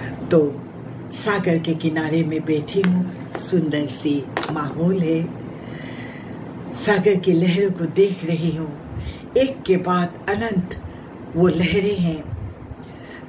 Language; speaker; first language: Hindi; non-native, local second language; Assamese